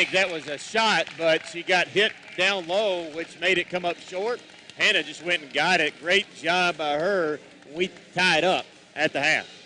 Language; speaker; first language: English; native; English